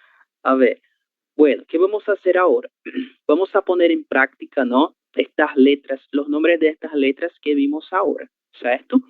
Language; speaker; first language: Spanish; non-native, learner; Portuguese